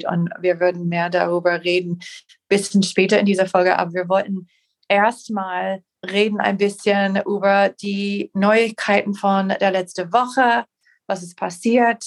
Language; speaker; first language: German; non-native, fluent; English